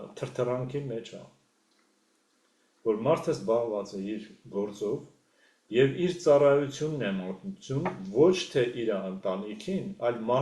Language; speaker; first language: Armenian; native; Armenian